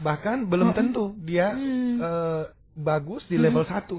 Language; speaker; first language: Indonesian; native; Indonesian